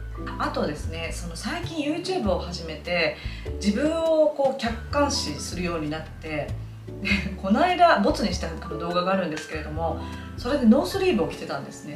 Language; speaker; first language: Japanese; native; Japanese